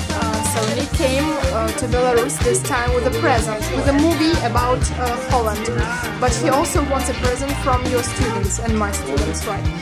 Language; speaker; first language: English; non-native, fluent; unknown